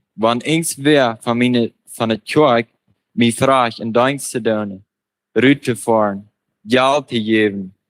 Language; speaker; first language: German; non-native, local second language; Plautdietsch